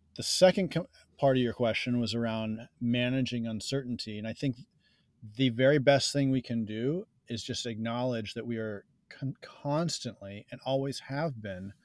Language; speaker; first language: English; native; English